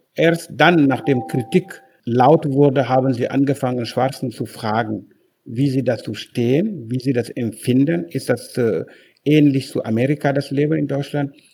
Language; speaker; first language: German; non-native, fluent; Wolof